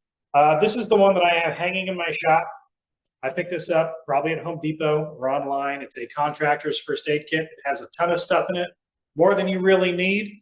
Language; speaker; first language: English; native; English